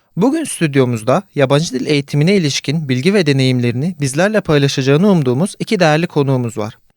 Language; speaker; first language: Turkish; native; Turkish